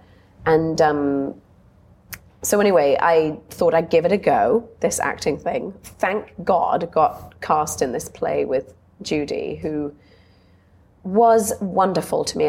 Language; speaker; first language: English; native; English